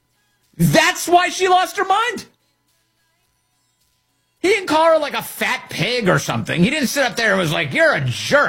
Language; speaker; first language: English; native; English